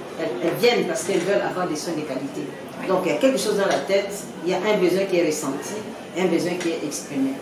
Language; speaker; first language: French; non-native, local second language; Lingala